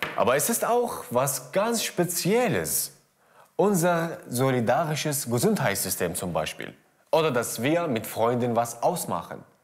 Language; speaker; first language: German; non-native, fluent; Arabic